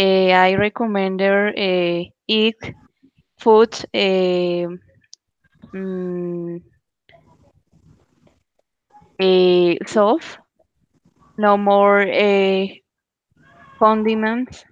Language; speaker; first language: English; non-native, learner; Spanish